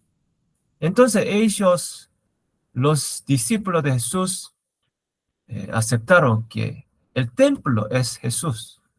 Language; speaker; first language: Spanish; non-native, learner; Korean